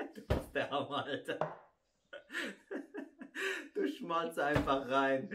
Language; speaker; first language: German; non-native, fluent; Arabic